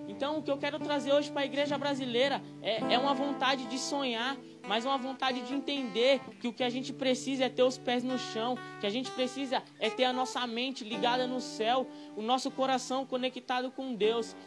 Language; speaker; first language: Portuguese; native; Portuguese